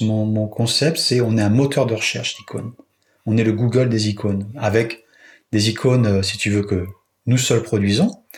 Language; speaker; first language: French; native; French